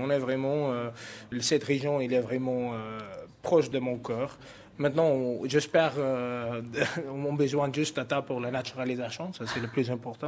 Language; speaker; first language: French; non-native, fluent; Afrikaans